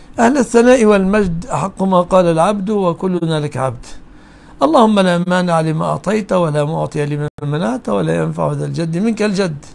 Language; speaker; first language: Arabic; native; Arabic